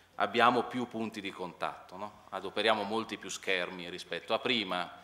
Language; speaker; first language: Italian; native; Italian